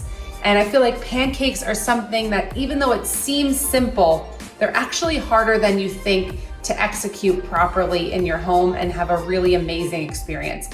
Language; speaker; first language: English; native; English